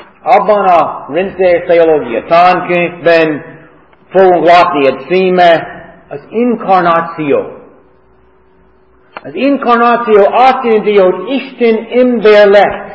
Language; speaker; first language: Hungarian; non-native, fluent; English